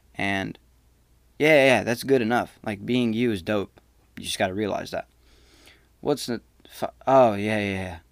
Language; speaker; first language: English; native; English